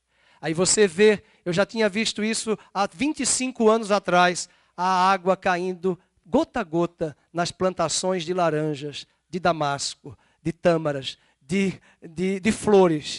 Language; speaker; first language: Portuguese; native; Portuguese